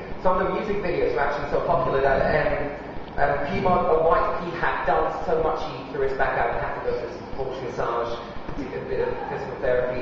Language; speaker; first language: English; native; English